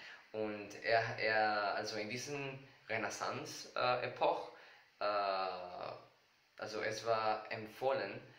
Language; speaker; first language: German; non-native, learner; Spanish